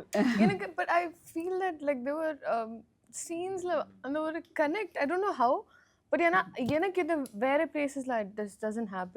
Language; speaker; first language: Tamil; non-native, learner; Telugu